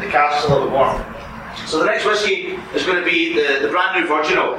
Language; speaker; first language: English; native; English